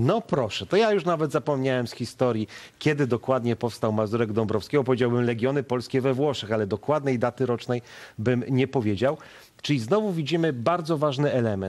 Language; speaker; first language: Polish; native; Polish